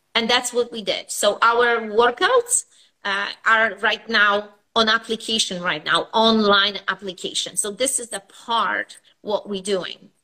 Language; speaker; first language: English; non-native, fluent; Polish